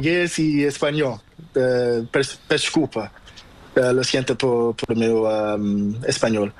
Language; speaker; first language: Spanish; non-native, learner; Portuguese